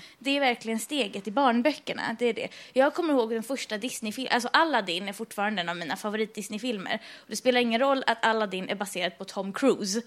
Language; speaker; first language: Swedish; early bilingual, other home language; Persian